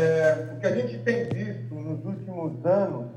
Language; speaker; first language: Portuguese; native; Portuguese